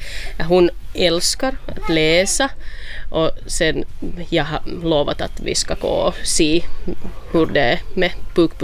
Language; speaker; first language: Swedish; non-native, local second language; Finnish